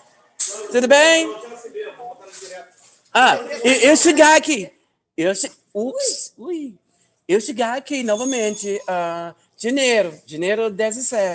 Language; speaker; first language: Portuguese; non-native, learner; English